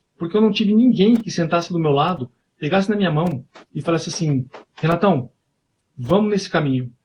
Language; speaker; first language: Portuguese; native; Portuguese